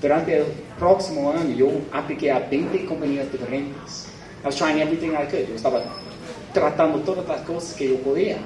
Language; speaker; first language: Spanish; non-native, fluent; English